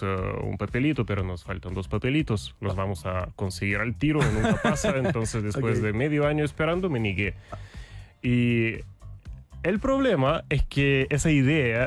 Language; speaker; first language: Spanish; non-native, fluent; Russian